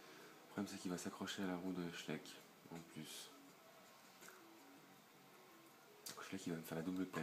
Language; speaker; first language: French; native; French